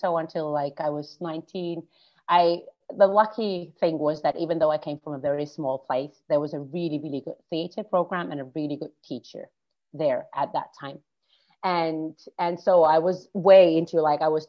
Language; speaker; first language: English; non-native, fluent; Finnish